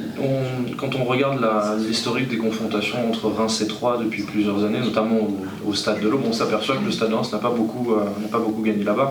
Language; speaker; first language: French; native; French